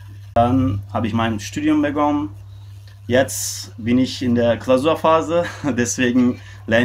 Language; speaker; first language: German; non-native, fluent; Turkish